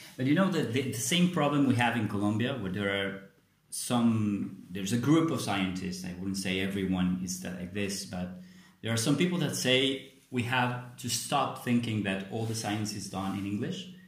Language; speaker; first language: English; non-native, fluent; Spanish